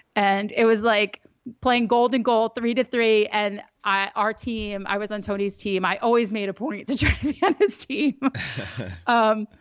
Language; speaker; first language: English; native; English